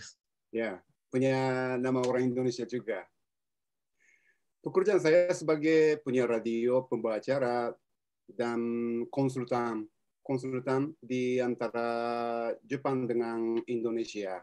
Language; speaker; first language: Indonesian; non-native, fluent; Japanese